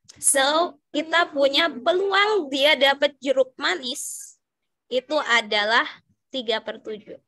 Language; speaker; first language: Indonesian; native; Indonesian